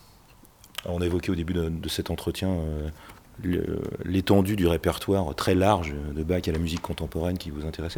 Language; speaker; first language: French; native; French